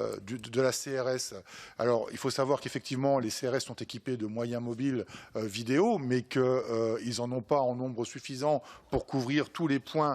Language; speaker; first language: French; native; French